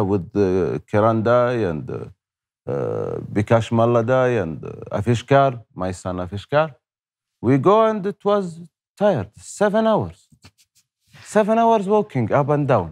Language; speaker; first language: English; non-native, learner; Arabic